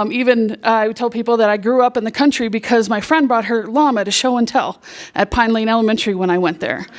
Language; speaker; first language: English; native; English